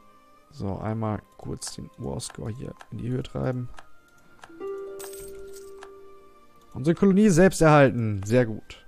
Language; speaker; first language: German; native; German